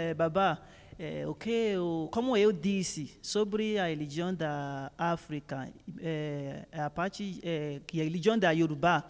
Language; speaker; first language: Portuguese; non-native, learner; Yoruba